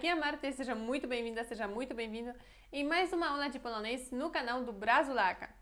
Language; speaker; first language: Portuguese; non-native, fluent; Polish